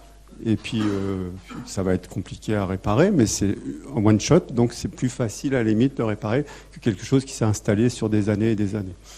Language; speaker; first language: French; native; French